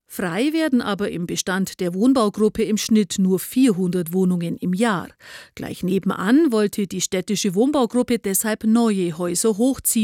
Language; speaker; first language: German; native; German